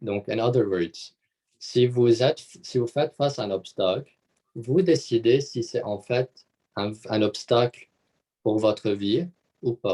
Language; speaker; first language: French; non-native, local second language; Arabic